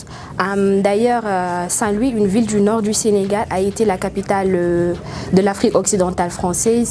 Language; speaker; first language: French; non-native, local second language; Wolof